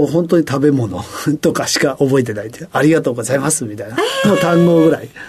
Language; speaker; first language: Japanese; non-native, fluent; Chinese